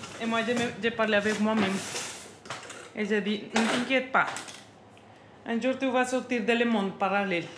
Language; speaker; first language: French; non-native, learner; Spanish